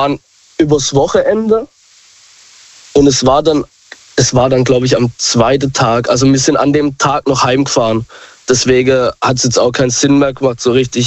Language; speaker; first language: German; native; German